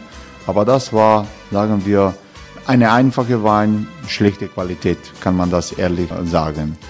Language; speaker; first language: German; non-native, learner; Croatian